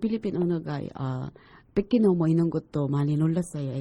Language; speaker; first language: Korean; non-native, fluent; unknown